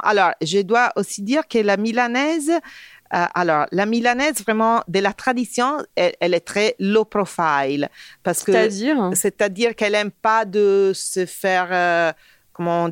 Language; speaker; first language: French; non-native, fluent; Italian